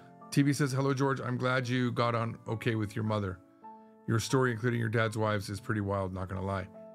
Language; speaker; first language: English; native; English